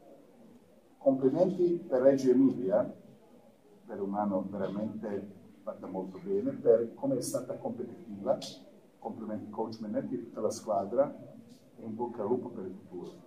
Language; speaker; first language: Italian; non-native, fluent; Croatian